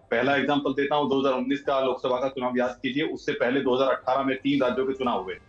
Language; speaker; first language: Hindi; native; Hindi